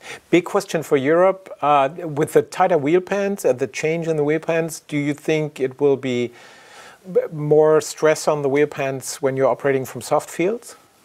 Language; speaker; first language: English; non-native, fluent; German